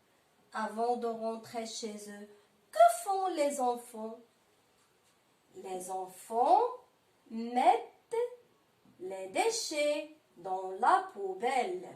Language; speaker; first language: French; non-native, local second language; Arabic